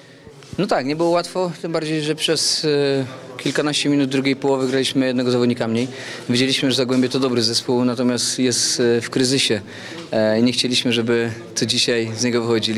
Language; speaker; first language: Polish; native; Polish